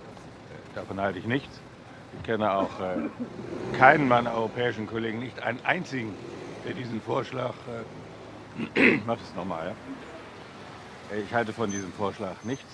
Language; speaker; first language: German; native; German